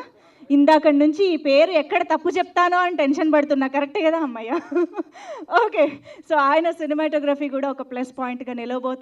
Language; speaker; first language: Telugu; native; Telugu